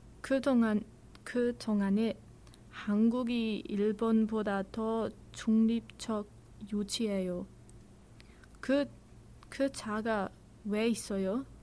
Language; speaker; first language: Korean; non-native, learner; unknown